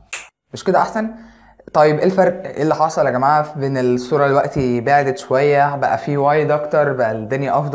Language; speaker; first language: Arabic; native; Arabic